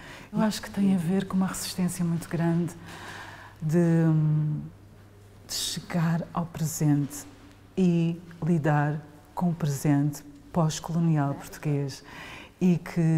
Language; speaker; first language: Portuguese; native; Portuguese